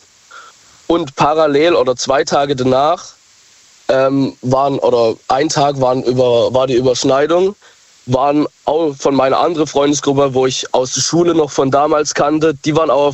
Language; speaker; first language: German; native; German